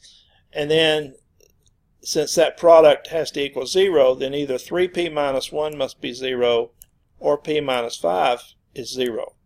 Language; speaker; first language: English; native; English